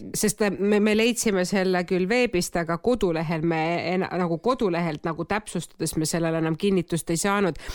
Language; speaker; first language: Estonian; non-native, local second language; Russian